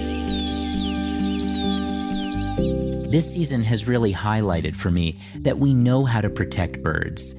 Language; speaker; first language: English; native; English